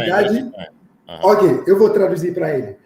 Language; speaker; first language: Portuguese; non-native, learner; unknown